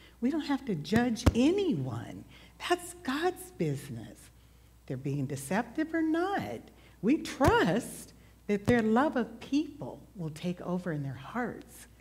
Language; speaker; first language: English; native; English